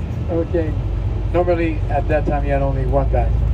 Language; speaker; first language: English; non-native, fluent; French